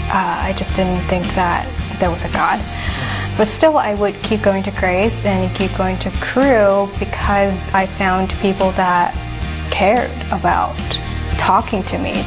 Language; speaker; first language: English; non-native, local second language; Cantonese